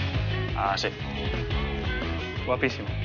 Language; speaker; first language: Spanish; native; Spanish